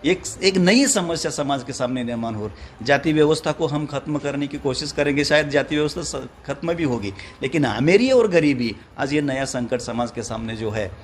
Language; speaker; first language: Hindi; non-native, local second language; Marathi